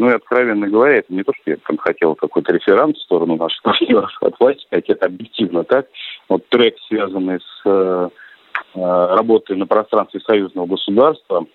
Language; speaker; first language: Russian; native; Russian